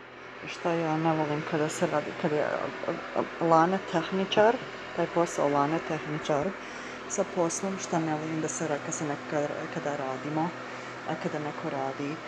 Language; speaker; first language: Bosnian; early bilingual, heritage; Bosnian